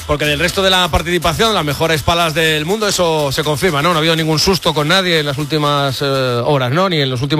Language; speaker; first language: Spanish; native; Spanish